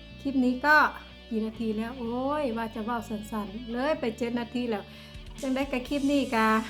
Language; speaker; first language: Thai; non-native, local second language; Northeastern Thai